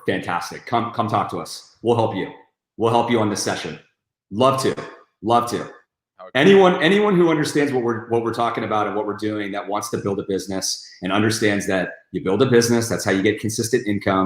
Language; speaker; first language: English; native; English